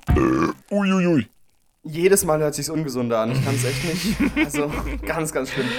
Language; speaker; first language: German; native; German